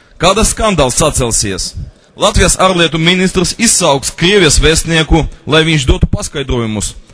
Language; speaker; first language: Latvian; non-native, local second language; Russian